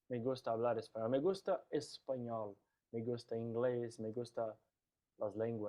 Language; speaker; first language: Spanish; non-native, learner; Portuguese